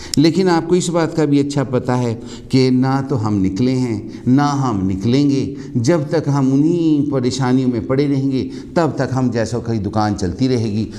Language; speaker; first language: Hindi; native; Hindi